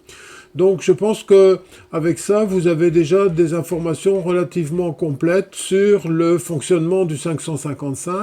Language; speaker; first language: French; native; French